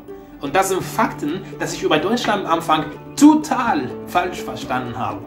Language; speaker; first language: German; non-native, fluent; Arabic